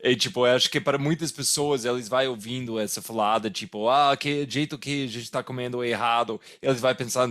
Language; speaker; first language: Portuguese; non-native, fluent; English